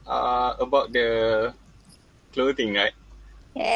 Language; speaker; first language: English; non-native, local second language; Malay